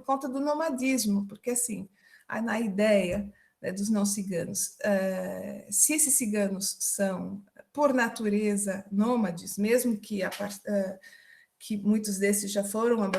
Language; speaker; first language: Portuguese; native; Portuguese